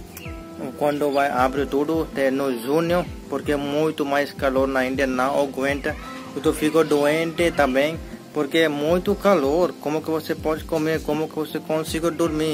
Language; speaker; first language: Portuguese; non-native, learner; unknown